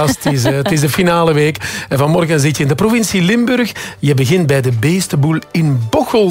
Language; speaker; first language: Dutch; native; Dutch